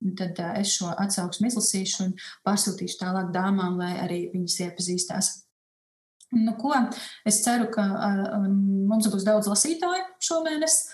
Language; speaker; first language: Latvian; native; Latvian